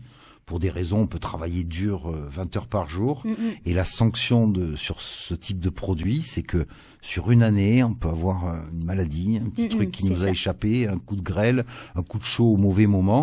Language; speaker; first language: French; native; French